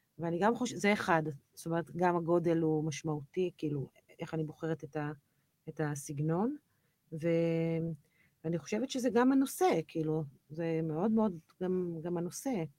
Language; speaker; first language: Hebrew; native; Hebrew